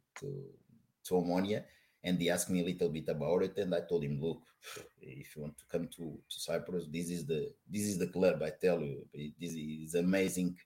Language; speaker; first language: English; non-native, learner; Portuguese